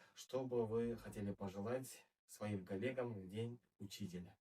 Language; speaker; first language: Russian; non-native, local second language; Kazakh